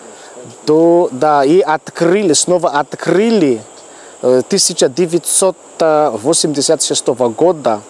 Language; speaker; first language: Russian; non-native, learner; Malagasy